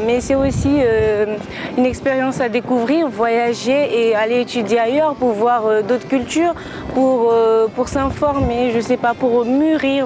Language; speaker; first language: French; non-native, local second language; Comorian